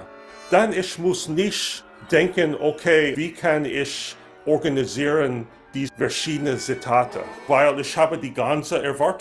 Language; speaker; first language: German; non-native, learner; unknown